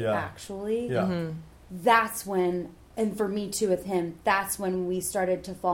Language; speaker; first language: English; native; English